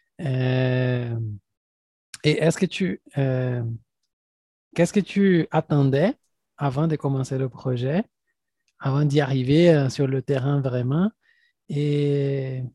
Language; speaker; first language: French; non-native, fluent; Portuguese